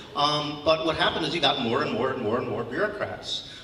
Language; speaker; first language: English; native; English